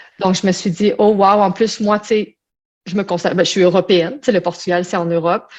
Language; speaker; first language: French; early bilingual, other home language; Portuguese